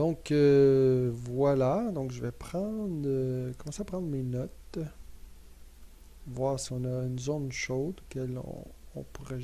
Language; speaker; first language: French; native; French